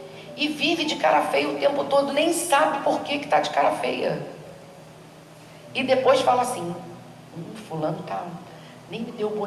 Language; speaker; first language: Portuguese; native; Portuguese